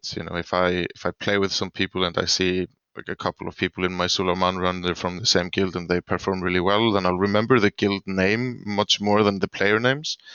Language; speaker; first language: English; non-native, fluent; Swedish